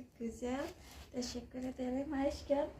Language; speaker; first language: Turkish; non-native, learner; Indonesian